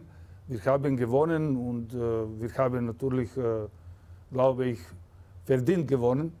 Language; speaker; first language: German; non-native, fluent; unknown